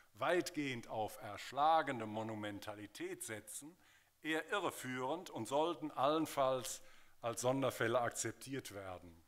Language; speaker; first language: German; native; German